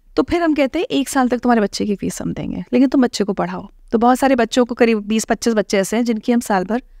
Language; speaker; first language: Hindi; native; Hindi